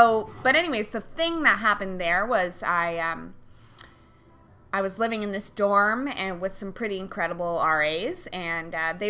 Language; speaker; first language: English; native; English